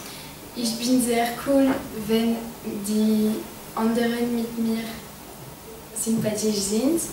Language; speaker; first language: German; non-native, learner; French